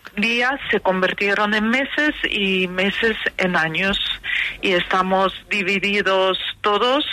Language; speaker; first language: Spanish; non-native, fluent; Ukrainian